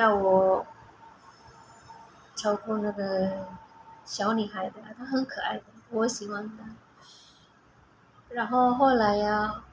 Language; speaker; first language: Chinese; non-native, learner; Indonesian